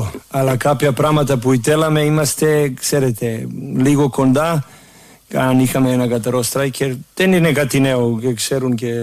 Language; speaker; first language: Greek; non-native, fluent; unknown